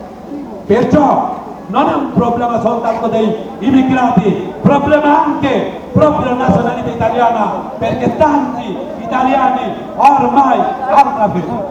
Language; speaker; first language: Italian; non-native, learner; Bangla